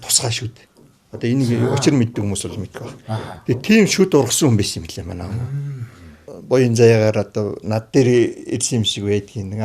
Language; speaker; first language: Mongolian; native; Mongolian